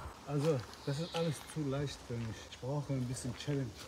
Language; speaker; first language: German; non-native, learner; Chechen